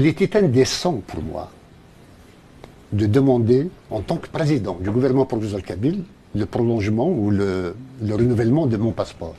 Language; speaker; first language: French; non-native, local second language; Kabyle